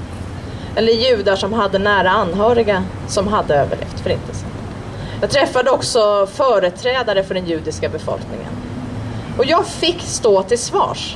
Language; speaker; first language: Swedish; native; Swedish